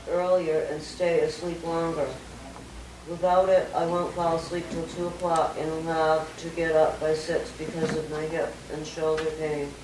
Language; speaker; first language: English; native; English